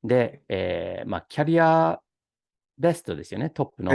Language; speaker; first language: Japanese; non-native, fluent; English